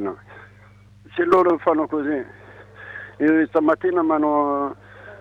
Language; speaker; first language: Italian; non-native, learner; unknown